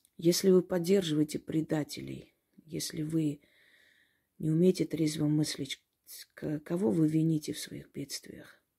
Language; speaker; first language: Russian; non-native, local second language; Armenian